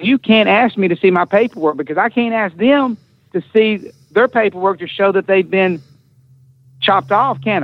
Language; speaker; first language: English; native; English